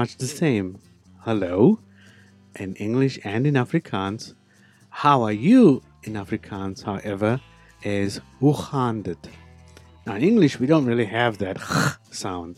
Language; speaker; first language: English; non-native, local second language; Afrikaans